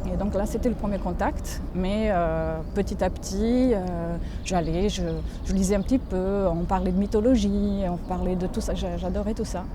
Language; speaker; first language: French; non-native, fluent; Portuguese